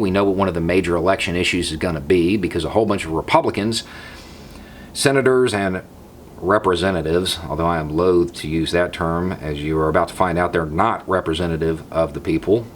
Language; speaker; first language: English; native; English